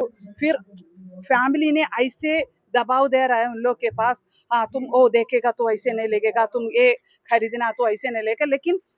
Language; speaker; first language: Hindi; non-native, local second language; Malayalam